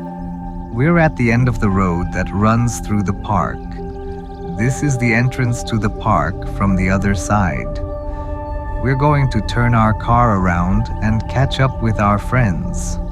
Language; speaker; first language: English; non-native, local second language; Sinhala